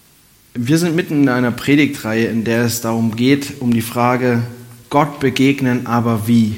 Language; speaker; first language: German; native; German